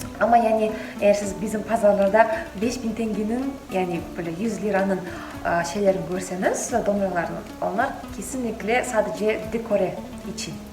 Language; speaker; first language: Turkish; non-native, fluent; Kazakh